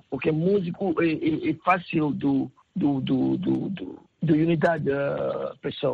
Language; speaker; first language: Portuguese; non-native, learner; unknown